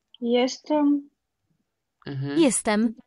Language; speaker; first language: Polish; non-native, learner; Russian